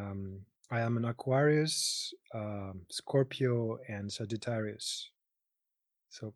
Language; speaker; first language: English; non-native, fluent; Greek